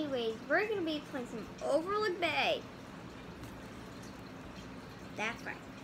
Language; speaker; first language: English; native; English